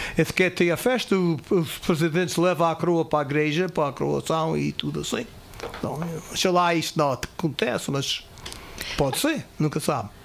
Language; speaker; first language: Portuguese; early bilingual, heritage; Portuguese